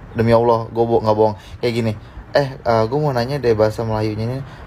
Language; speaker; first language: Indonesian; native; Indonesian